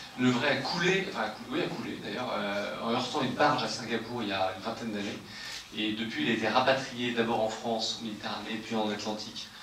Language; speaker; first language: French; native; French